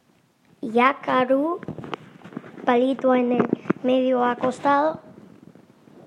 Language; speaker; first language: Spanish; early bilingual, heritage; Spanish